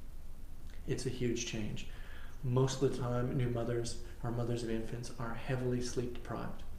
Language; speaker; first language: English; native; English